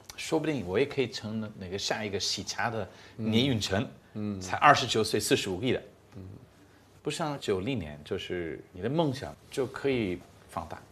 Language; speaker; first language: Chinese; non-native, fluent; English